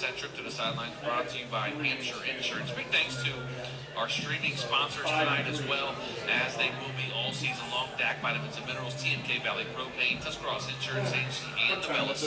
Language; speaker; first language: English; native; English